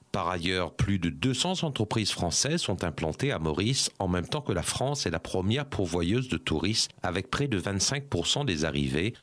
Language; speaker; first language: French; non-native, local second language; Morisyen